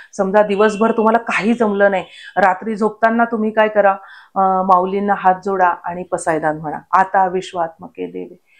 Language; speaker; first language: Marathi; native; Marathi